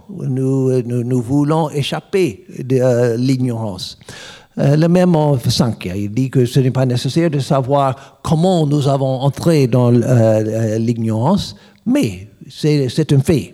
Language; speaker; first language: French; non-native, learner; English